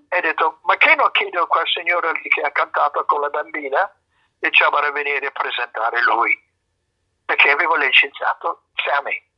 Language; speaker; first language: Italian; non-native, fluent; English